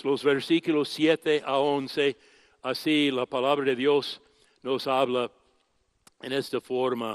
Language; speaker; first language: Spanish; non-native, fluent; English